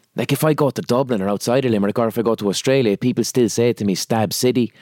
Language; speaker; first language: English; native; English